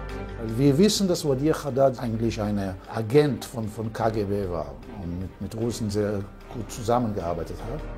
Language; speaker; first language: German; non-native, fluent; Hebrew